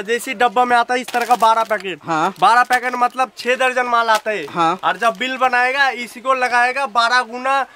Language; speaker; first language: Hindi; non-native, local second language; Bangla